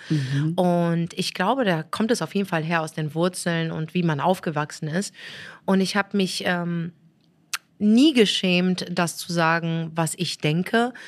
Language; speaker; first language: German; early bilingual, other home language; Arabic